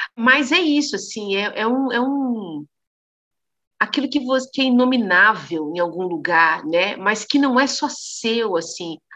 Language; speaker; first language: Portuguese; native; Portuguese